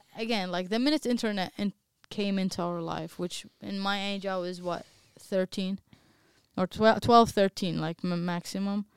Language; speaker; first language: English; non-native, fluent; Arabic